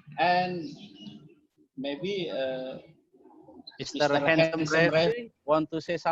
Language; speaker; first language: English; non-native, learner; Indonesian